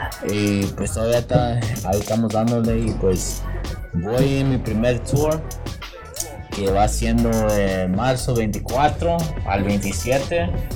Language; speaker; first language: Spanish; early bilingual, heritage; Spanish